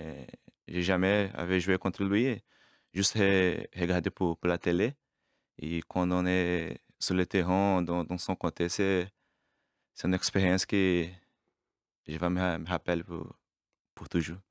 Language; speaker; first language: French; non-native, learner; Portuguese